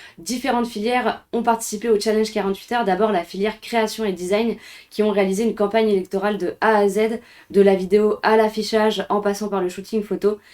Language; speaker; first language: French; native; French